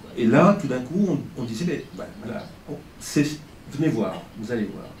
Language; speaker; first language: French; native; French